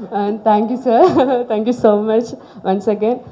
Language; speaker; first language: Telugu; non-native, learner; Malayalam